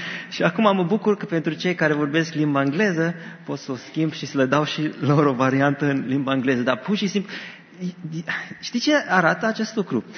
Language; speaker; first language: Romanian; native; Romanian